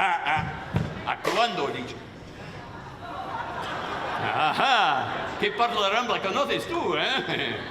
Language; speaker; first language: Spanish; non-native, fluent; English